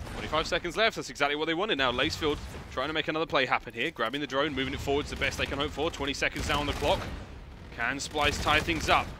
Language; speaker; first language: English; native; English